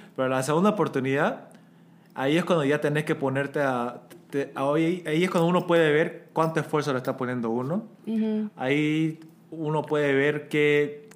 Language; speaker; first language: Spanish; native; Spanish